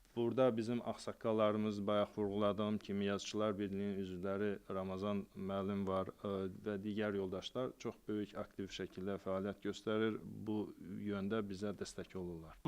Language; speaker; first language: Azerbaijani; non-native, local second language; Avaric